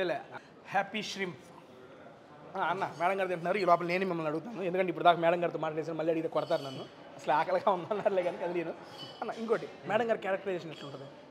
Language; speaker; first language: Telugu; native; Telugu